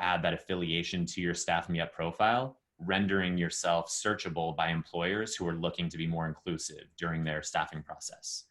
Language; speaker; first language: English; native; English